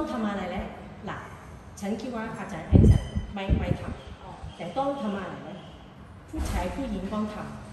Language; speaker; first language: Thai; non-native, learner; Cantonese